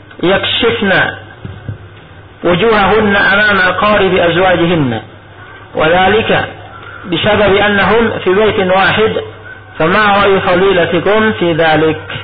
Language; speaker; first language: Arabic; non-native, fluent; Indonesian